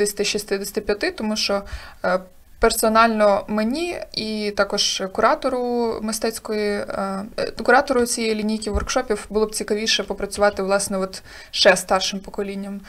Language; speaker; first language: Ukrainian; native; Ukrainian